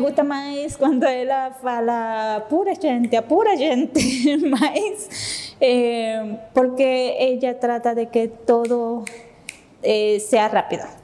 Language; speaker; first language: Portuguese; non-native, learner; Spanish